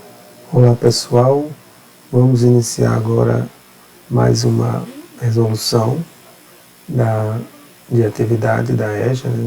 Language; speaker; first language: Portuguese; native; Portuguese